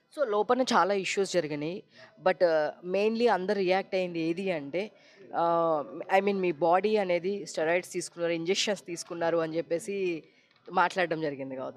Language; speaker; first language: Telugu; native; Telugu